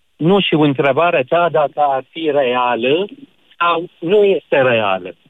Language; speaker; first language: Romanian; non-native, fluent; Arabic